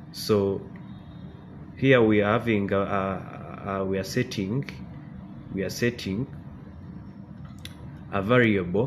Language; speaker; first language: English; non-native, local second language; Ganda